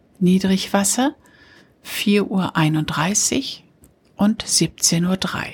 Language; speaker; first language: German; native; German